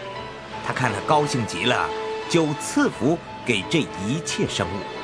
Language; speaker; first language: Chinese; native; Chinese